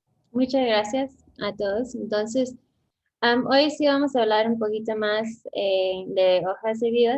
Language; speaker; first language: Spanish; non-native, fluent; English